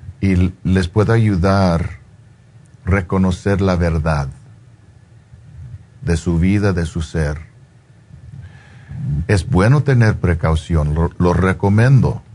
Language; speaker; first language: Spanish; early bilingual, heritage; Spanish